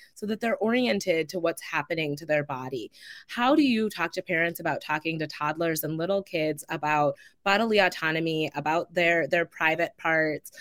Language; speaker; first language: English; native; English